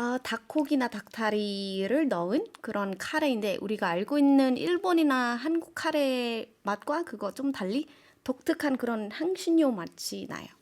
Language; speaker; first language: Korean; non-native, fluent; Thai